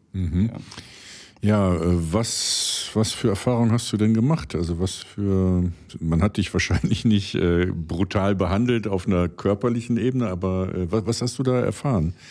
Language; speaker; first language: German; native; German